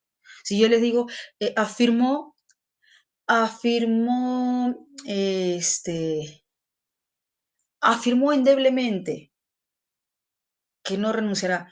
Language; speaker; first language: Spanish; native; Spanish